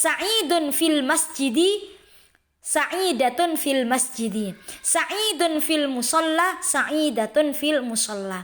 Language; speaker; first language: Arabic; non-native, fluent; Indonesian